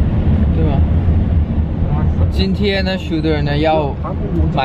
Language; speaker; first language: Chinese; non-native, learner; Thai